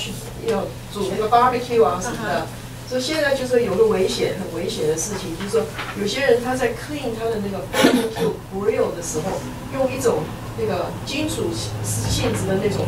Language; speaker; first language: Chinese; native; Chinese